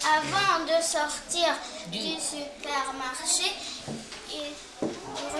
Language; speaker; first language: French; non-native, learner; Arabic